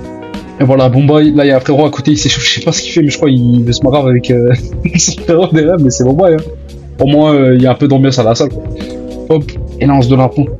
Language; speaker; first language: French; native; French